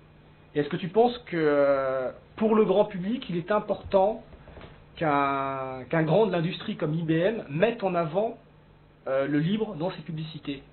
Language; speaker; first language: French; native; French